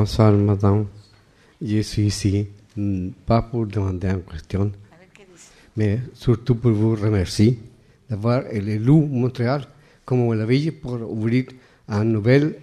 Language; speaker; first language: French; non-native, fluent; Spanish